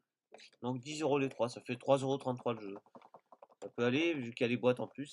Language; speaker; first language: French; native; French